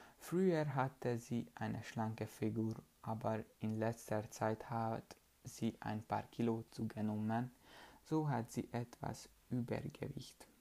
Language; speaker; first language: German; non-native, learner; Hungarian